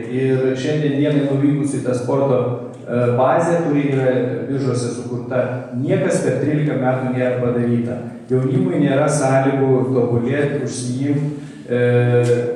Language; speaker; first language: Lithuanian; native; Lithuanian